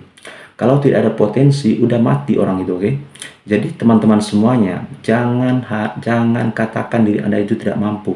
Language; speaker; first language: Indonesian; native; Indonesian